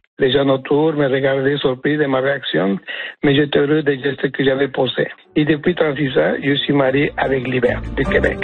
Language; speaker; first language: French; non-native, fluent; Spanish